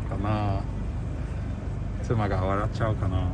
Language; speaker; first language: Japanese; non-native, fluent; Swedish